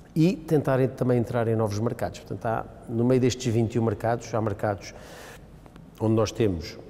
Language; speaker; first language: Portuguese; native; Portuguese